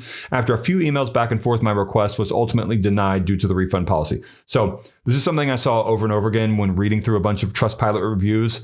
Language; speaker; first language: English; native; English